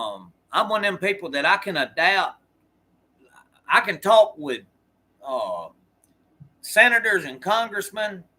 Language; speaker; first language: English; native; English